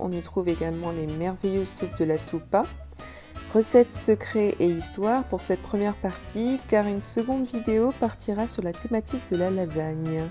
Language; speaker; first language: French; native; French